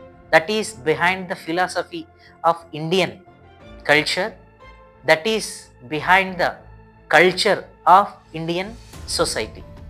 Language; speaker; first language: English; non-native, local second language; Telugu